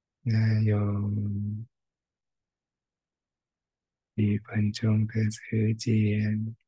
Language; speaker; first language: Chinese; non-native, fluent; Thai